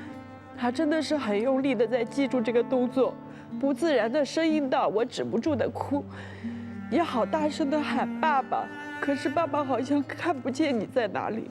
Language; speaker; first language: Chinese; native; Chinese